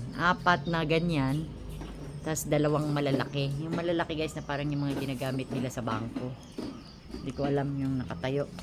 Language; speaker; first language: Filipino; native; Filipino